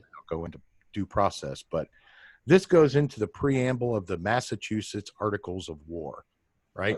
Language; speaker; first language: English; native; English